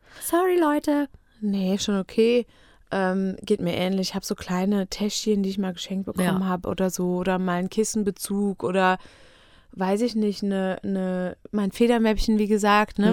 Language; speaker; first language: German; native; German